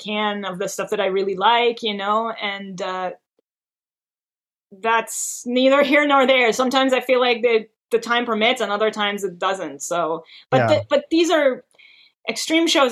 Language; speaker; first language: English; non-native, fluent; Hebrew